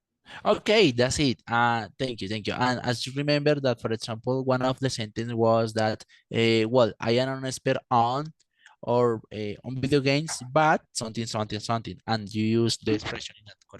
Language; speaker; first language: English; non-native, fluent; Spanish